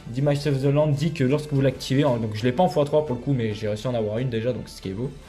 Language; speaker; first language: French; native; French